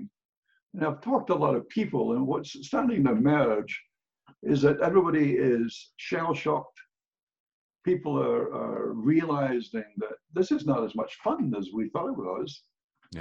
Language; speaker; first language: English; native; English